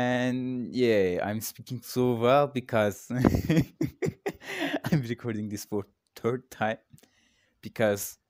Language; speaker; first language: English; non-native, learner; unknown